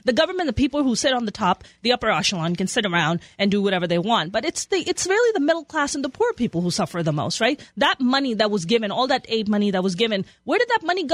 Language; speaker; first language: English; non-native, local second language; Urdu